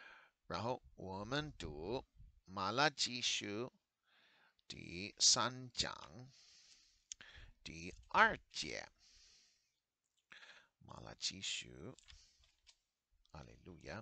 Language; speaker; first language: Chinese; non-native, fluent; English